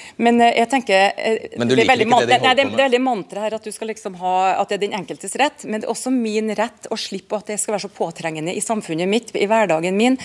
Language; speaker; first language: Norwegian; native; Norwegian